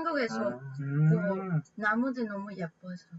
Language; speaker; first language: Korean; non-native, learner; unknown